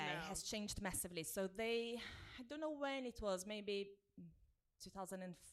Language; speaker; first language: English; non-native, fluent; Portuguese